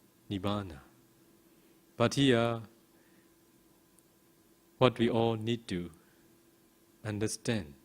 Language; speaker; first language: English; non-native, fluent; Burmese